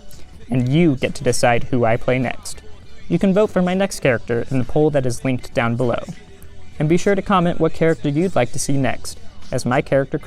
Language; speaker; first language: English; native; English